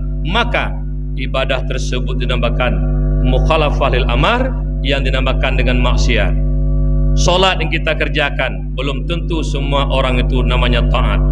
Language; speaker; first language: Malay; non-native, local second language; Achinese